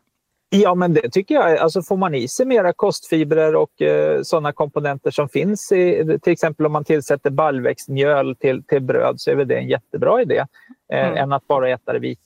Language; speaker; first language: Swedish; native; Swedish